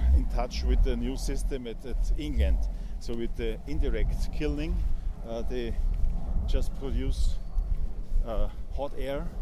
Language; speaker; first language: English; non-native, fluent; German